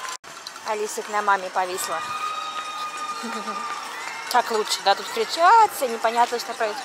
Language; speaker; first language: Russian; native; Russian